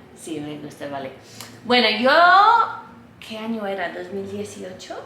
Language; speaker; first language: Spanish; non-native, fluent; English